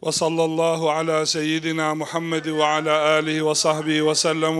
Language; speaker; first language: Arabic; non-native, fluent; Turkish